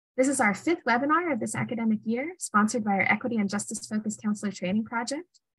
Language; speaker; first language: English; native; English